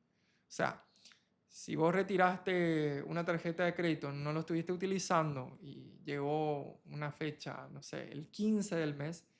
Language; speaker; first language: Spanish; native; Spanish